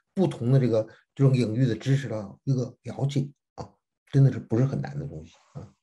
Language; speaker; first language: Chinese; native; Chinese